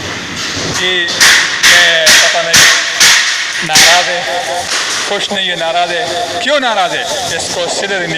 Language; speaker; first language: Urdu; non-native, local second language; Pashto